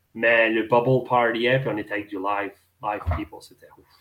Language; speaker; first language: French; native; French